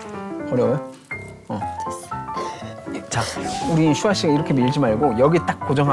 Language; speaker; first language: Korean; native; Korean